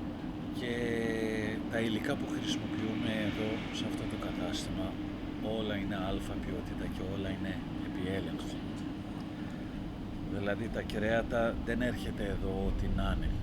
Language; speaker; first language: Greek; non-native, learner; Persian